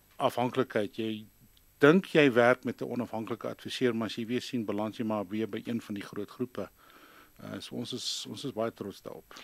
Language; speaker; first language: Afrikaans; native; Afrikaans